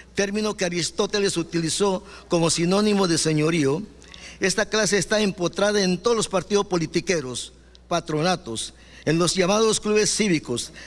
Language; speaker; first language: Spanish; non-native, local second language; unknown